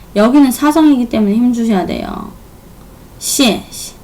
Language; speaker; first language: Korean; non-native, fluent; Chinese